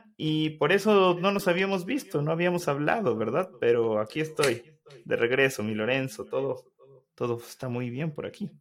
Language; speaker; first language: Spanish; native; Spanish